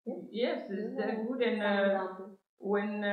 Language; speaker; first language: English; non-native, learner; French